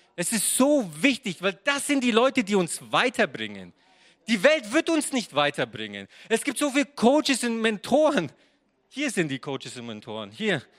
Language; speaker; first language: German; non-native, fluent; Serbian